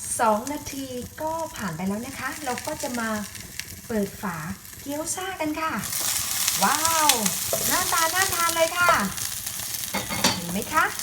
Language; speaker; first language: Thai; native; Thai